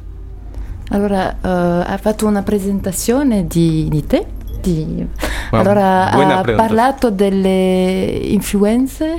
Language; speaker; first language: Italian; non-native, learner; French